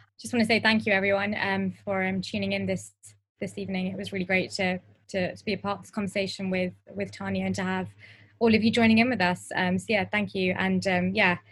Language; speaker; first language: English; native; English